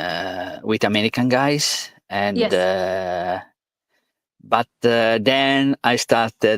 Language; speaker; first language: English; non-native, learner; Italian